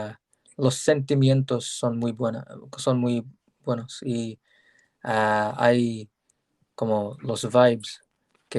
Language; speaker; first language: Spanish; non-native, learner; English